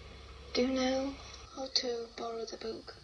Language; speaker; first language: English; non-native, learner; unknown